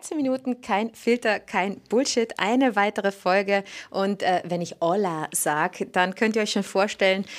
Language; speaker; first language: German; native; German